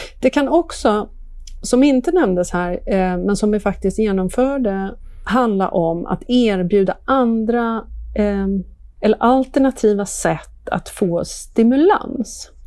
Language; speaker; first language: Swedish; native; Swedish